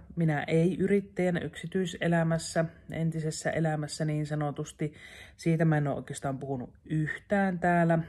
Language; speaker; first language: Finnish; native; Finnish